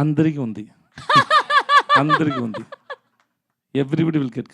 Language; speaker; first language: Telugu; non-native, learner; Tamil